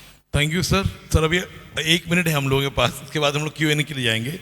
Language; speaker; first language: Hindi; non-native, local second language; Bangla